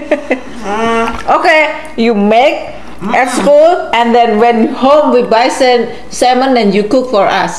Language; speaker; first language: English; non-native, learner; Javanese